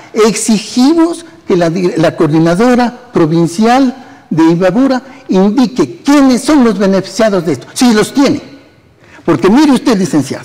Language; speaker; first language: Spanish; native; Spanish